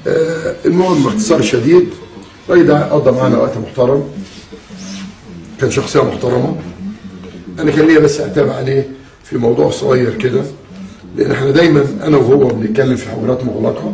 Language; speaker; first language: Arabic; native; Arabic